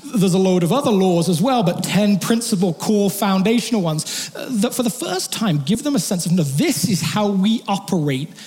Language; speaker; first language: English; native; English